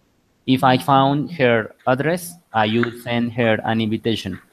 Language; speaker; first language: English; non-native, learner; Spanish